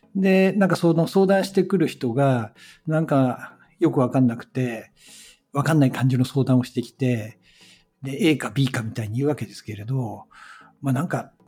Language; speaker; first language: Japanese; native; Japanese